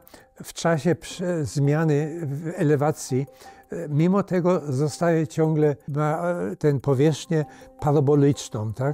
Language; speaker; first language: Polish; early bilingual, heritage; Polish